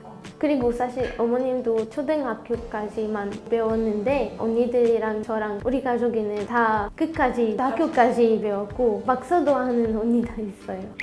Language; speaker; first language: Korean; non-native, fluent; Arabic